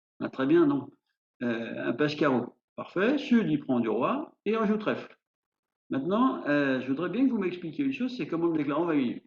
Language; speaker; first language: French; native; French